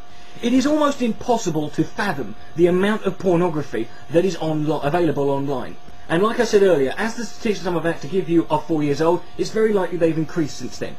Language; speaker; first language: English; native; English